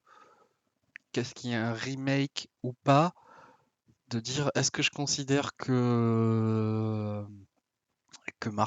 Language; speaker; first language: French; native; French